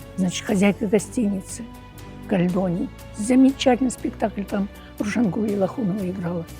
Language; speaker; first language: Russian; non-native, local second language; Uyghur